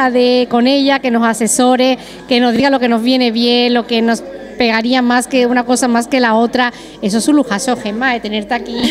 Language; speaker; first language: Spanish; native; Spanish